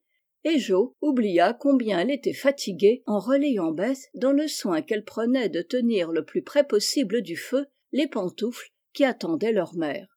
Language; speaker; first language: French; native; French